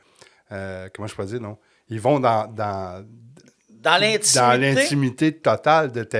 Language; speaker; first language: French; native; French